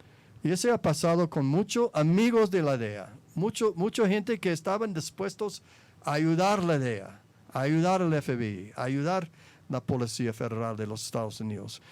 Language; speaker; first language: Spanish; non-native, fluent; English